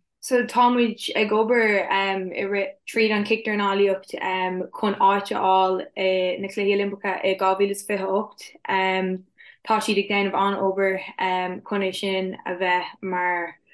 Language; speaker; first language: Irish; non-native, local second language; English